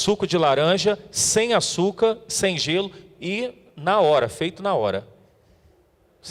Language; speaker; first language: Portuguese; native; Portuguese